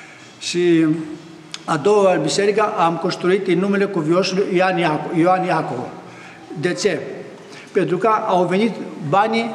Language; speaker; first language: Romanian; non-native, fluent; Greek